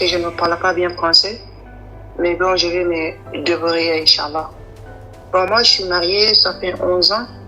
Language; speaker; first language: French; non-native, learner; Arabic